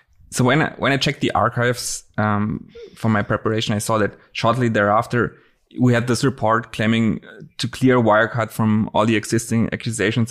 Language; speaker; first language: English; non-native, fluent; German